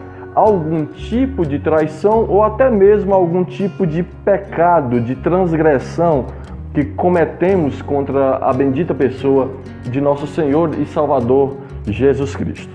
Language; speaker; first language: Portuguese; native; Portuguese